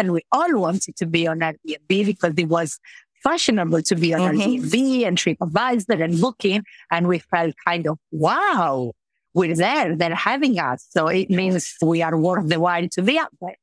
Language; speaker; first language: English; non-native, fluent; Italian